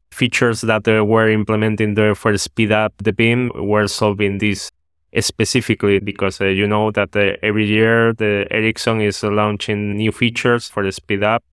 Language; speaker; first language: English; non-native, fluent; Spanish